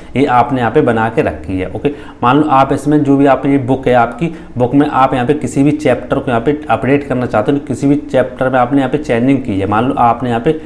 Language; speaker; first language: Hindi; native; Hindi